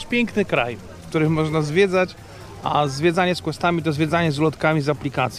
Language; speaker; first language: Polish; native; Polish